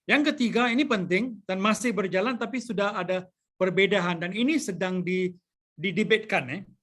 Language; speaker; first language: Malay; non-native, local second language; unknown